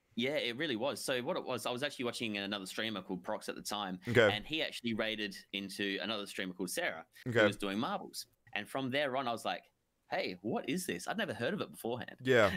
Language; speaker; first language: English; native; English